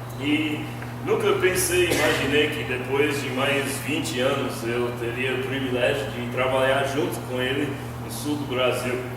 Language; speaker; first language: Portuguese; non-native, fluent; English